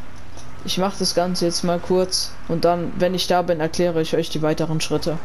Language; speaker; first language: German; native; German